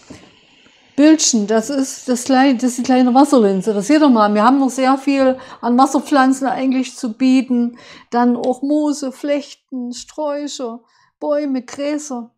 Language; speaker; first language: German; native; German